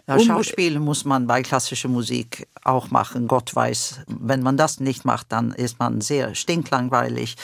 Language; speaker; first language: German; non-native, fluent; Swedish